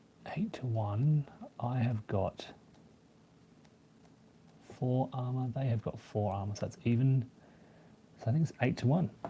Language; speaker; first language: English; native; English